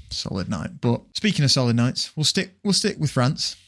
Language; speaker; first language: English; native; English